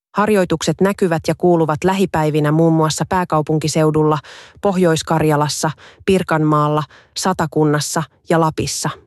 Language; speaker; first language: Finnish; native; Finnish